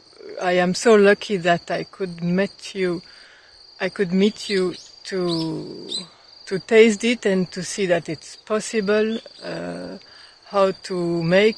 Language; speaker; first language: English; non-native, fluent; French